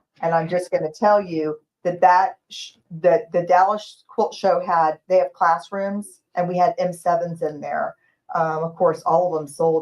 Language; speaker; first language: English; native; English